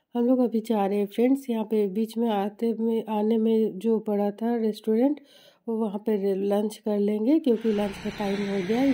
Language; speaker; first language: Hindi; non-native, local second language; Bangla